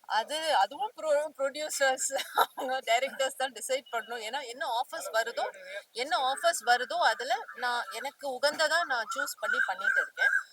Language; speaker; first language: Tamil; native; Tamil